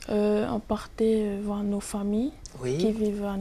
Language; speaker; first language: French; non-native, local second language; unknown